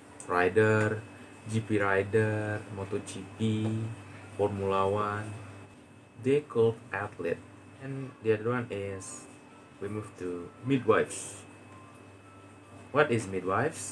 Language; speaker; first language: English; non-native, learner; Indonesian